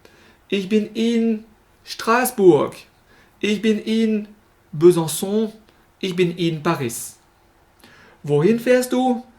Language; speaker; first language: German; non-native, fluent; French